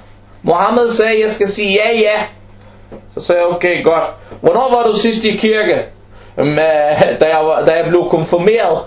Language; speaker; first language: Danish; non-native, fluent; Arabic